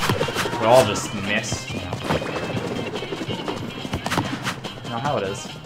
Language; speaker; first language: English; native; English